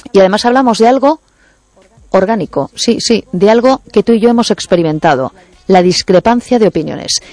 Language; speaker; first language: Spanish; native; Spanish